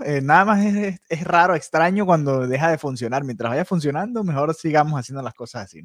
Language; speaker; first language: Spanish; native; Spanish